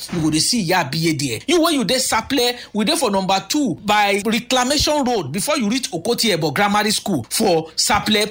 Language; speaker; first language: Nigerian Pidgin; native; Nigerian Pidgin